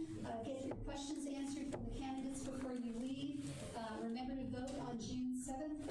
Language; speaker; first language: English; native; English